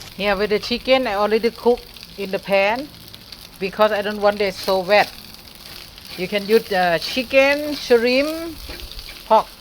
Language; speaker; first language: English; non-native, learner; Thai